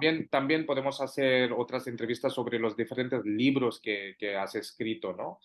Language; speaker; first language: Spanish; non-native, fluent; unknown